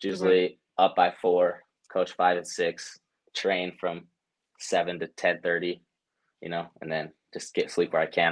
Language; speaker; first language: English; native; English